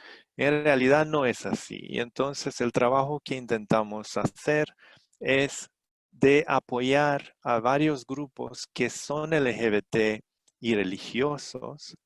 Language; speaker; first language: Spanish; non-native, fluent; Romanian